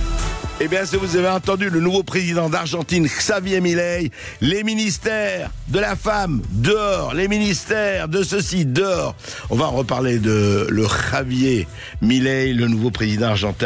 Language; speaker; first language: French; native; French